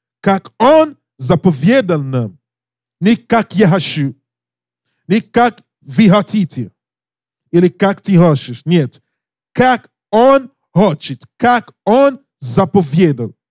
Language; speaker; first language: Russian; non-native, learner; English